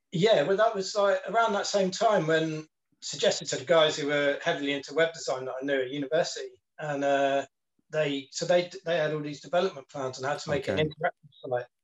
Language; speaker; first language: English; native; English